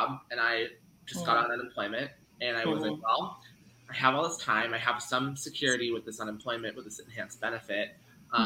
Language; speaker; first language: English; native; English